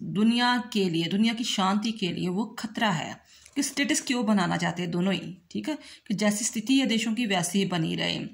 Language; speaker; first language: Hindi; non-native, local second language; Punjabi